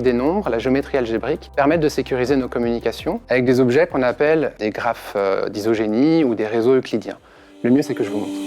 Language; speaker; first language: French; native; French